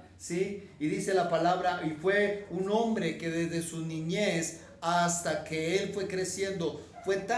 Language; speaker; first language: Spanish; native; Spanish